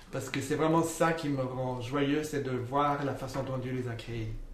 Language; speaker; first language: French; native; French